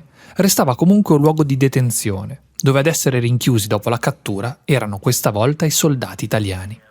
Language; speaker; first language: Italian; native; Italian